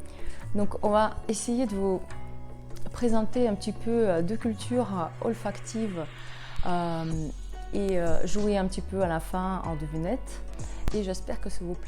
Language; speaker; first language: French; non-native, fluent; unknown